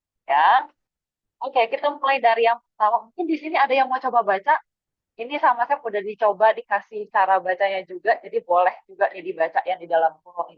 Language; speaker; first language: Indonesian; native; Indonesian